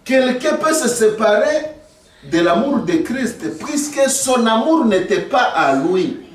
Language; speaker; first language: French; non-native, local second language; Swahili